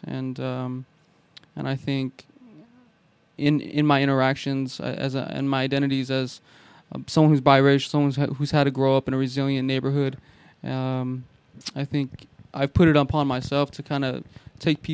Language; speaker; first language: English; native; English